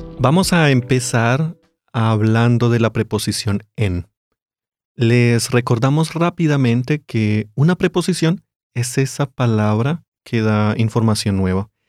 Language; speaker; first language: Spanish; native; Spanish